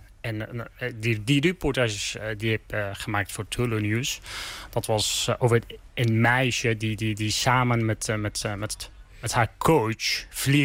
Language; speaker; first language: Dutch; non-native, learner; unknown